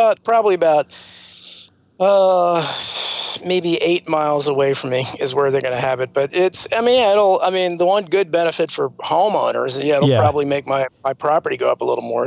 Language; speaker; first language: English; native; English